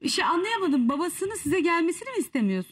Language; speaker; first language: Turkish; native; Turkish